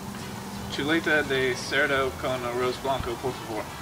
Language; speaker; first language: Spanish; non-native, learner; English